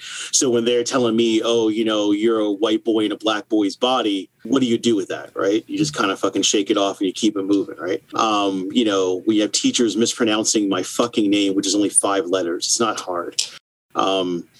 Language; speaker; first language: English; native; English